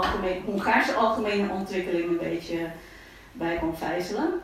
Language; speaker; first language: Dutch; non-native, fluent; Hungarian